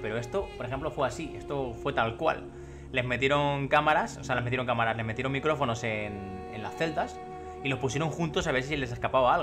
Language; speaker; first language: Spanish; native; Spanish